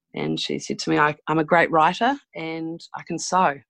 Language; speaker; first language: English; native; English